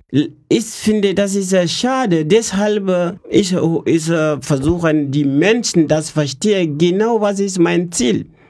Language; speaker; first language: German; non-native, learner; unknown